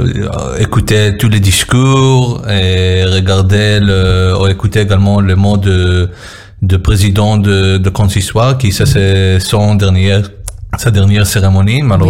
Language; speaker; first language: French; non-native, learner; Hebrew